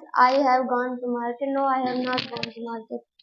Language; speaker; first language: English; non-native, learner; Hindi